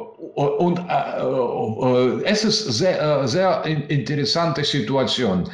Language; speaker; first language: German; non-native, learner; Russian